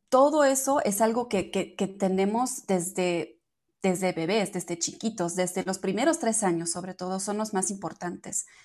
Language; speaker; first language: Spanish; non-native, fluent; German